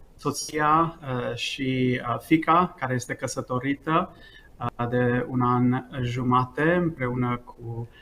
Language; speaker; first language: Romanian; early bilingual, heritage; Romanian